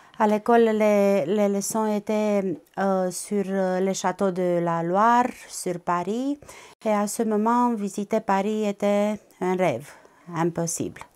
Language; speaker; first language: French; non-native, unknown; Romanian